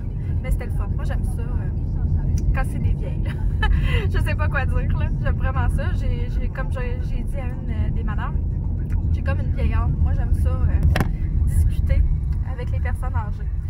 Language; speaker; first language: French; native; French